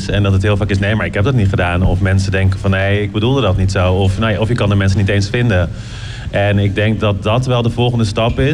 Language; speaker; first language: Dutch; native; Dutch